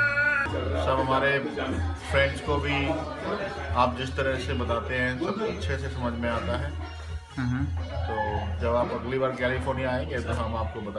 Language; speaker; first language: Hindi; native; Hindi